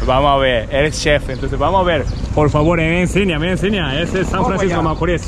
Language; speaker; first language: Spanish; non-native, learner; Japanese